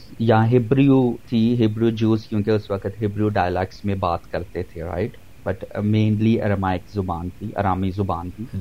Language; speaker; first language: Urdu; non-native, local second language; Punjabi